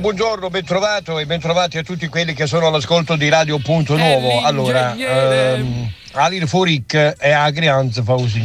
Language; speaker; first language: Italian; native; Italian